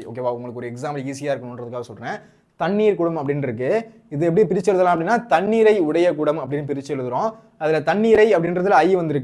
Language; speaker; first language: Tamil; native; Tamil